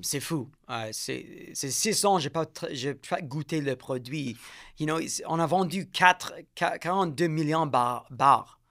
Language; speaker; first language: French; non-native, learner; English